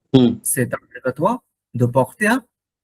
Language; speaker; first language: French; non-native, learner; Bangla